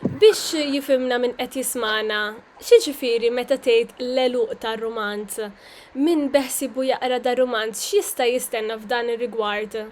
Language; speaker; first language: Maltese; native; Maltese